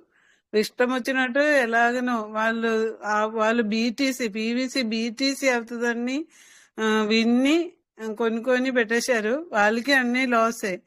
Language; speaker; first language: Telugu; non-native, local second language; Hindi